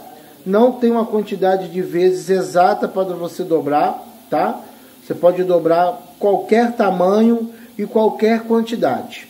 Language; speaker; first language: Portuguese; native; Portuguese